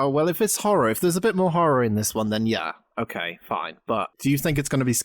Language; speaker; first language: English; native; English